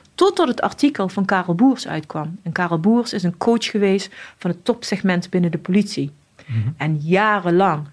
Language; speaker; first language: Dutch; early bilingual, other home language; Arabic